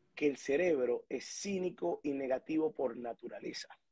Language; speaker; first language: Spanish; native; Spanish